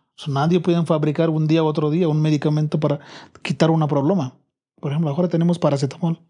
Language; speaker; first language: Spanish; non-native, learner; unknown